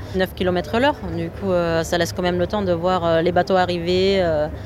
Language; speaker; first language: French; non-native, fluent; German